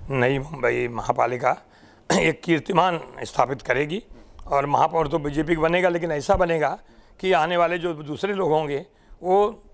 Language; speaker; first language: Hindi; non-native, local second language; Marathi